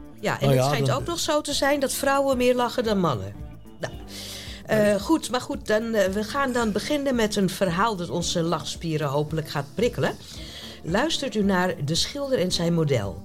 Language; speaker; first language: Dutch; native; Dutch